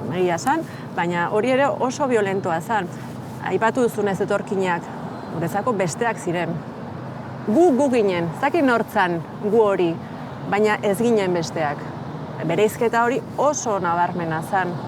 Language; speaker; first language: Basque; non-native, local second language; Spanish